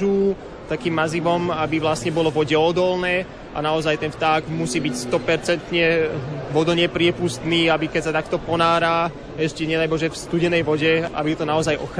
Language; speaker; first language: Slovak; native; Slovak